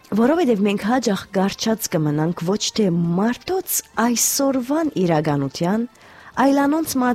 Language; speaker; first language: Armenian; early bilingual, heritage; Armenian